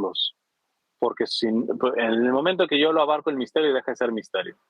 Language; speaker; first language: Spanish; native; Spanish